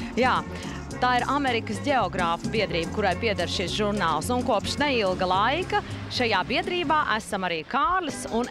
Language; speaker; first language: Latvian; native; Latvian